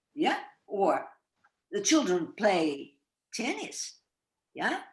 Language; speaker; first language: English; non-native, fluent; Russian